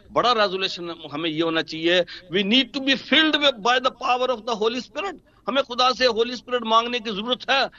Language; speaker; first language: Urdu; non-native, local second language; Punjabi